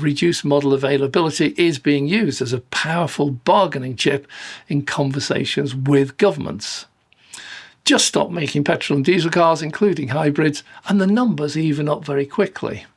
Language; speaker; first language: English; native; English